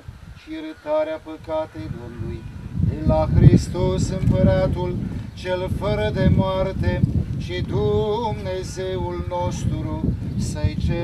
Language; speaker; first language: Romanian; native; Romanian